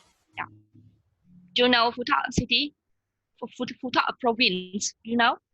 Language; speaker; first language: English; non-native, learner; Vietnamese